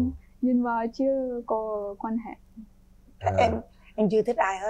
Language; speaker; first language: Vietnamese; non-native, fluent; Ukrainian